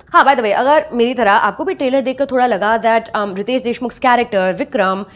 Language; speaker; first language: English; non-native, local second language; Hindi